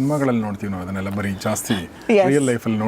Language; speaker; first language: Kannada; native; Kannada